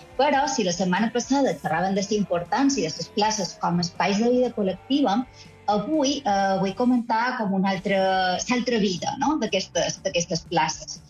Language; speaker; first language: Catalan; native; Catalan